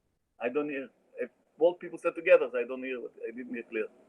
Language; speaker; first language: English; non-native, learner; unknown